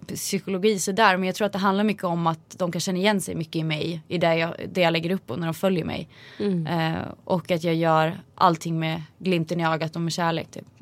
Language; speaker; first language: Swedish; native; Swedish